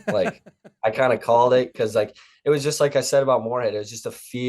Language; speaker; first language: English; native; English